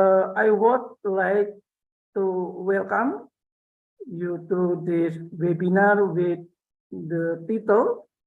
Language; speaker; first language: English; non-native, local second language; Indonesian